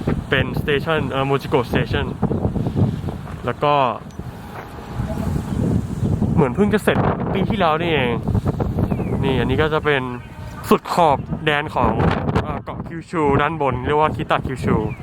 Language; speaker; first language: Thai; native; Thai